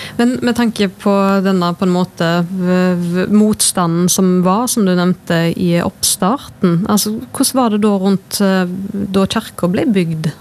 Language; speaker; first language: Norwegian; native; Norwegian